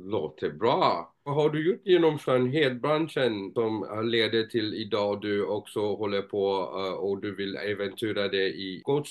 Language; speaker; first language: Swedish; non-native, fluent; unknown